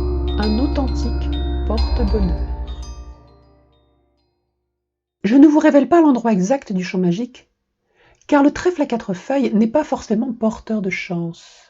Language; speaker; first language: French; native; French